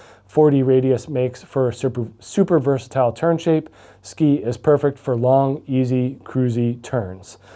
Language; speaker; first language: English; native; English